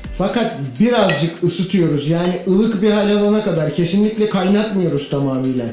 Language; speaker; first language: Turkish; native; Turkish